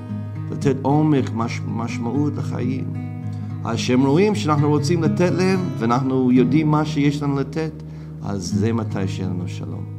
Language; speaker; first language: Hebrew; non-native, fluent; English